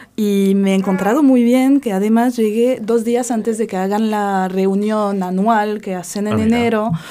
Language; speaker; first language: Spanish; non-native, fluent; French